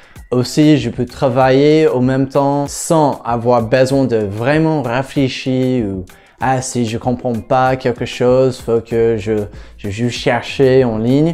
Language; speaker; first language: French; non-native, fluent; English